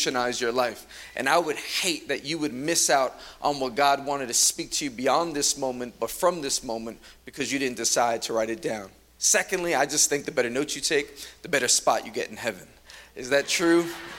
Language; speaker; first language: English; native; English